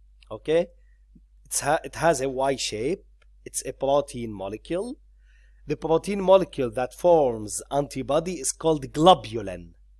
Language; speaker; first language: English; non-native, local second language; Arabic